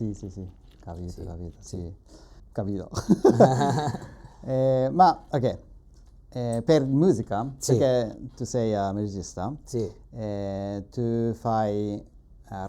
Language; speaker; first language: Italian; non-native, learner; Japanese